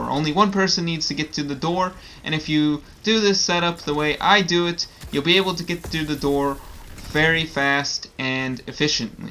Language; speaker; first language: English; native; English